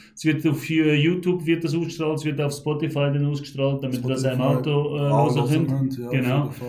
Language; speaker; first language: German; early bilingual, heritage; Macedonian